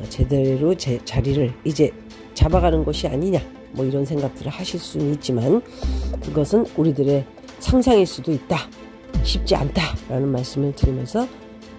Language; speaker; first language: Korean; native; Korean